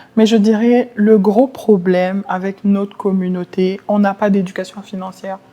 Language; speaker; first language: French; non-native, local second language; Lingala